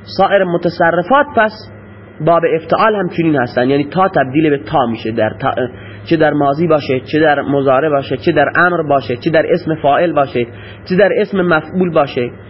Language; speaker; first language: Persian; non-native, local second language; Baluchi